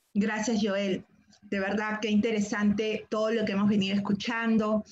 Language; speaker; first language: Spanish; native; Spanish